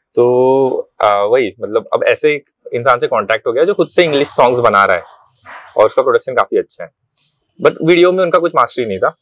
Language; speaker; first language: Hindi; non-native, local second language; Marathi